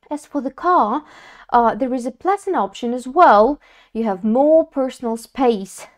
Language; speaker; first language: English; non-native, fluent; Russian